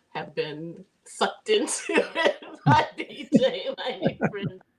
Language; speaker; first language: English; native; English